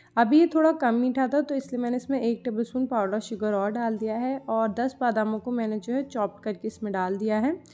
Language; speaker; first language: Hindi; native; Hindi